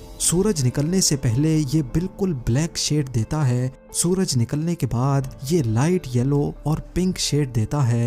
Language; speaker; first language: Urdu; native; Urdu